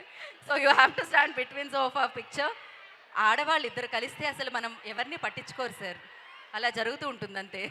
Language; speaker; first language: Telugu; native; Telugu